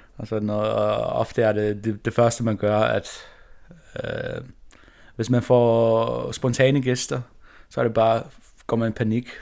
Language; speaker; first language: Danish; non-native, local second language; Faroese